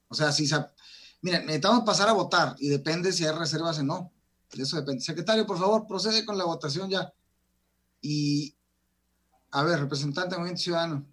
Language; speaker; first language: Spanish; native; Spanish